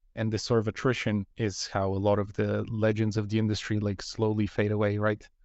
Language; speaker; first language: English; non-native, fluent; Bulgarian